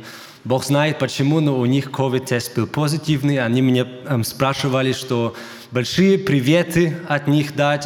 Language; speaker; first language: Russian; early bilingual, heritage; German